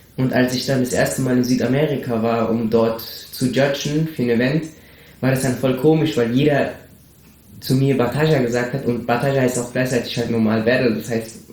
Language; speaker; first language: German; early bilingual, other home language; Spanish